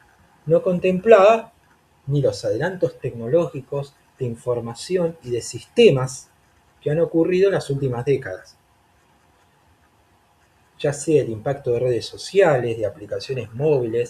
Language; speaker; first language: Spanish; native; Spanish